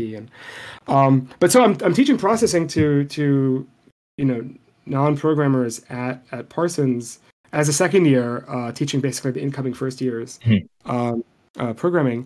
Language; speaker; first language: English; non-native, fluent; Arabic